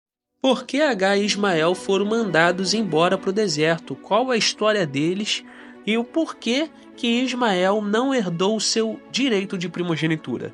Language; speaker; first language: Portuguese; native; Portuguese